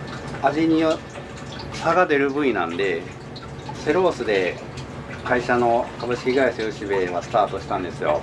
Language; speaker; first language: Japanese; native; Japanese